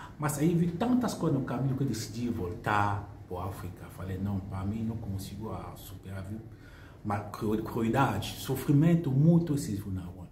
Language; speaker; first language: Portuguese; non-native, fluent; French